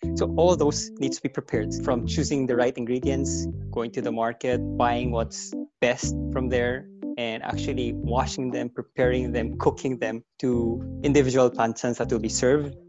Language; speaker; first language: English; non-native, fluent; Korean